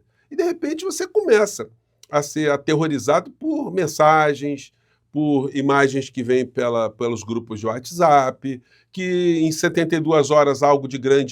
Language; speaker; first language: Portuguese; native; Portuguese